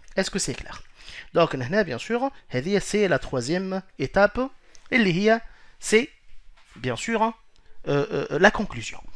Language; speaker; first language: French; non-native, local second language; Arabic